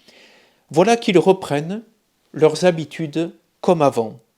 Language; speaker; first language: French; native; French